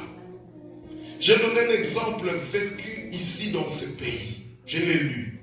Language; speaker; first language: French; non-native, local second language; Lingala